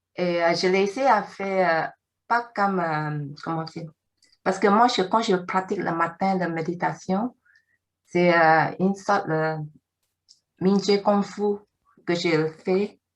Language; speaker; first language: French; non-native, learner; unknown